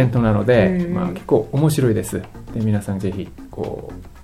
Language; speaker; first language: Japanese; non-native, fluent; Korean